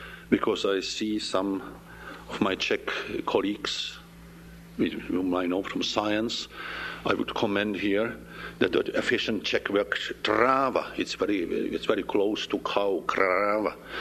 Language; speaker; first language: English; non-native, fluent; Czech